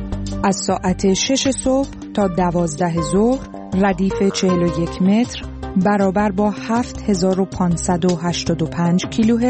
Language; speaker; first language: Persian; native; Persian